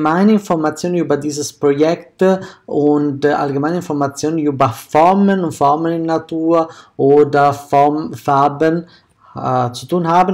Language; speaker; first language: German; non-native, fluent; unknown